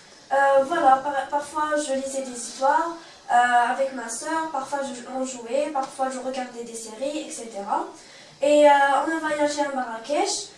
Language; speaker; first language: French; non-native, local second language; Arabic